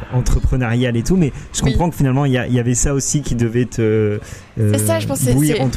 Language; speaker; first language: French; native; French